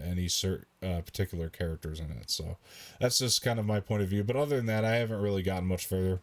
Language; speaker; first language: English; native; English